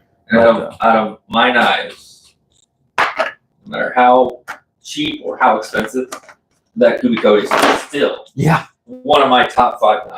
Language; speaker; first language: English; native; English